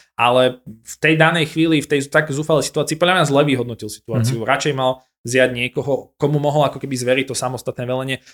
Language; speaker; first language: Slovak; native; Slovak